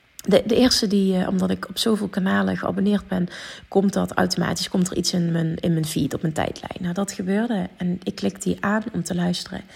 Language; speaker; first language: Dutch; native; Dutch